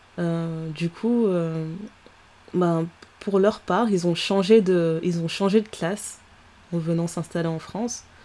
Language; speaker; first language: French; early bilingual, other home language; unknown